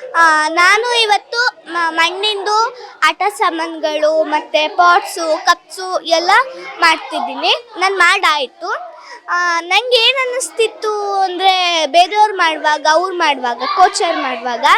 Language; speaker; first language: Kannada; native; Kannada